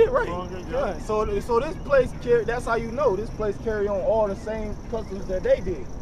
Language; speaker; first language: English; native; English